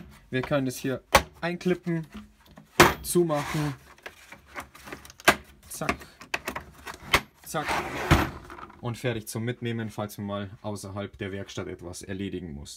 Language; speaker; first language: German; native; German